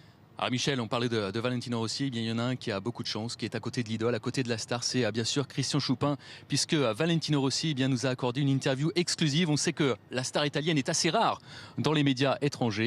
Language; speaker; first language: French; native; French